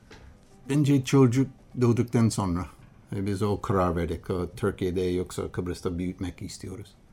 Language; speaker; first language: Turkish; non-native, learner; English